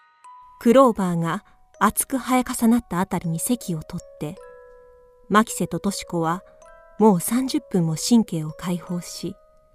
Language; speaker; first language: Japanese; native; Japanese